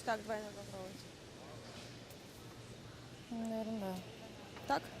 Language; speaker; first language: Russian; native; Russian